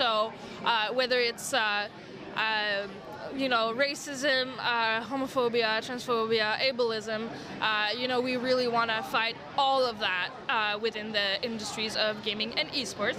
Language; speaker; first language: English; non-native, fluent; French